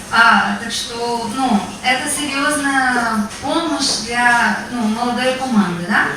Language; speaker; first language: Russian; non-native, fluent; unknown